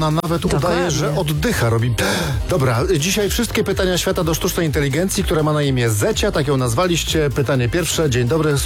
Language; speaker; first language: Polish; native; Polish